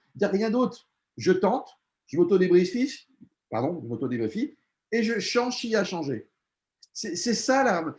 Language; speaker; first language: French; native; French